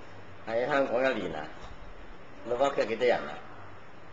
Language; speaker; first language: Cantonese; native; Cantonese